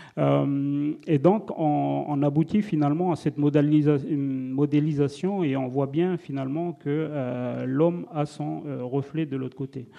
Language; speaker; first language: French; non-native, local second language; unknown